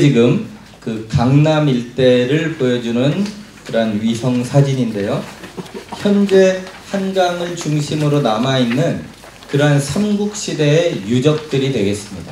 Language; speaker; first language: Korean; native; Korean